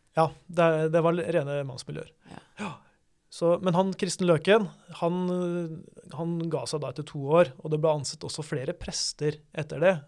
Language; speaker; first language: Norwegian; native; Norwegian